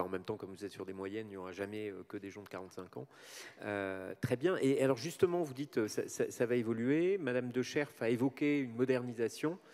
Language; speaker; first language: French; native; French